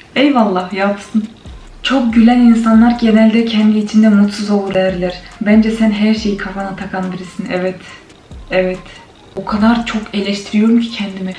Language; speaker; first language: Turkish; non-native, fluent; Kyrgyz